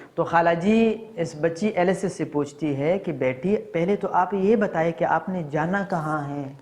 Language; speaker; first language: Urdu; non-native, local second language; Pashto